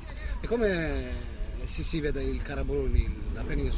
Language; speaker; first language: Italian; non-native, fluent; Albanian